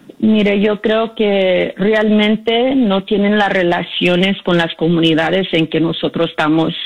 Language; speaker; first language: Spanish; early bilingual, heritage; Spanish